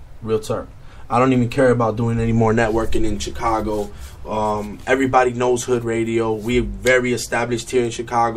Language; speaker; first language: English; native; English